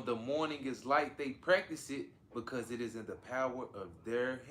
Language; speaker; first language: English; native; English